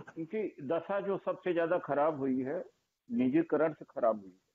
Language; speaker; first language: Hindi; native; Hindi